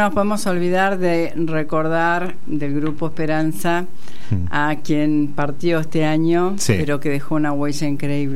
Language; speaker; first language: Spanish; native; Spanish